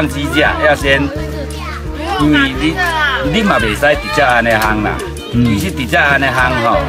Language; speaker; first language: Chinese; native; Chinese